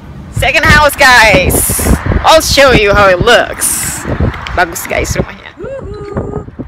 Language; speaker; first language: English; non-native, fluent; Indonesian